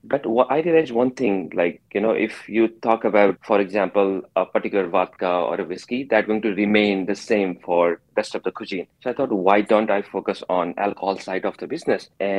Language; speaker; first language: English; non-native, local second language; Hindi